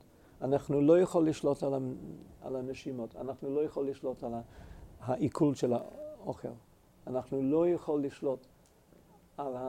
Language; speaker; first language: Hebrew; non-native, fluent; English